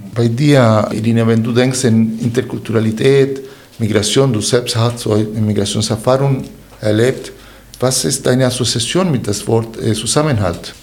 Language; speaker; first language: German; non-native, fluent; Spanish